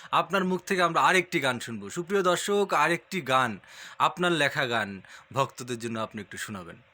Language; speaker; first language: Bangla; native; Bangla